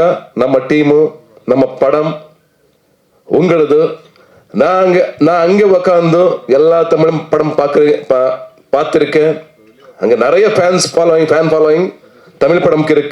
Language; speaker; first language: Tamil; non-native, learner; Kannada